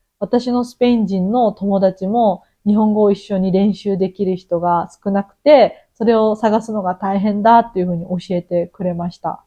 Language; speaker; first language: Japanese; native; Japanese